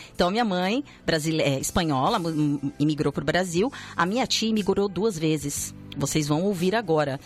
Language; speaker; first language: Portuguese; native; Portuguese